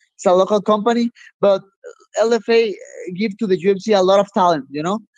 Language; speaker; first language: English; non-native, learner; Spanish